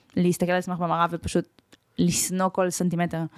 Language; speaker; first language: Hebrew; early bilingual, other home language; Russian